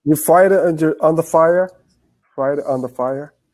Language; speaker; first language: English; non-native, learner; Chinese